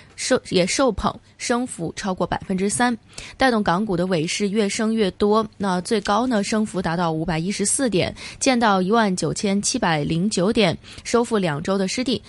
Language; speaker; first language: Chinese; non-native, local second language; Cantonese